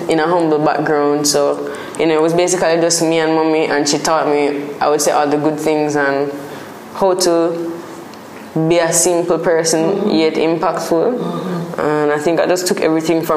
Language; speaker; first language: English; non-native, local second language; Jamaican Creole English